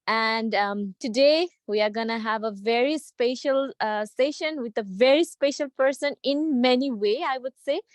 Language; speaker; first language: English; non-native, local second language; Nepali